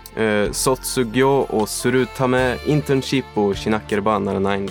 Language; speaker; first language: Japanese; non-native, learner; Swedish